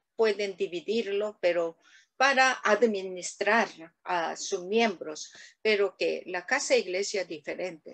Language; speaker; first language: Spanish; non-native, learner; Korean